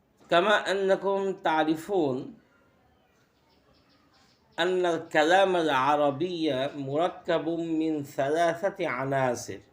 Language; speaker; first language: Arabic; non-native, fluent; Bangla